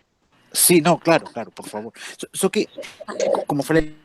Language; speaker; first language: Portuguese; non-native, fluent; Spanish